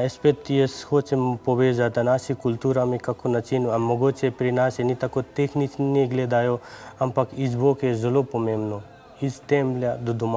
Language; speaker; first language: Slovenian; non-native, learner; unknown